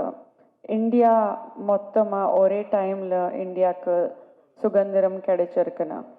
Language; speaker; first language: Tamil; non-native, fluent; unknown